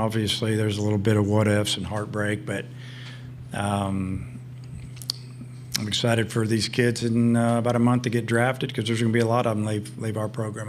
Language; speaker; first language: English; native; English